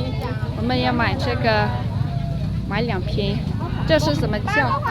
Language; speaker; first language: Chinese; non-native, fluent; Vietnamese